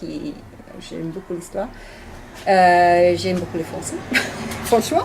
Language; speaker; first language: French; non-native, learner; English